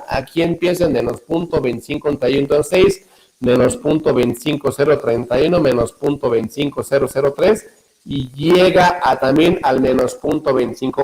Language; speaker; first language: Spanish; native; Spanish